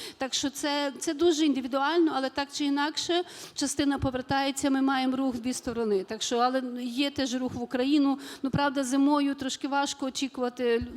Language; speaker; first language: Ukrainian; native; Ukrainian